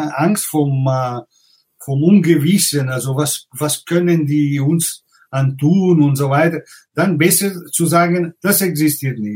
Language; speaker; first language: German; non-native, fluent; Italian